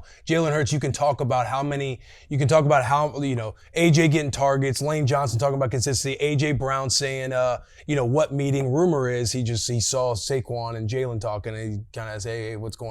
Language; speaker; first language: English; native; English